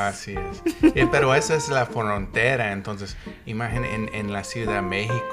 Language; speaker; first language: Spanish; non-native, learner; English